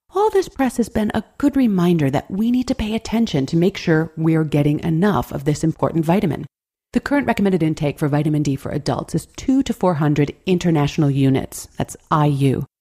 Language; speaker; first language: English; native; English